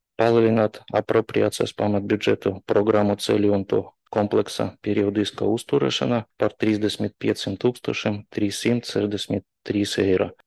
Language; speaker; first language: Latvian; non-native, local second language; Russian